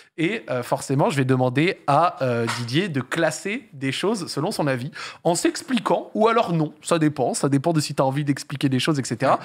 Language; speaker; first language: French; native; French